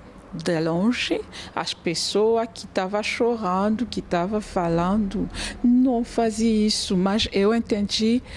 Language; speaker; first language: Portuguese; non-native, learner; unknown